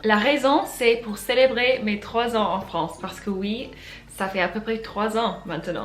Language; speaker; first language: French; non-native, fluent; English